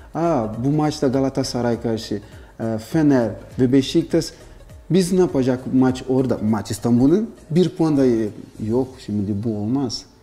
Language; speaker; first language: Turkish; non-native, learner; Portuguese